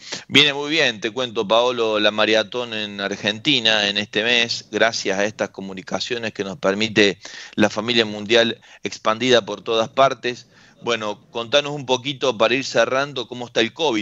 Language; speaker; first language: Spanish; native; Spanish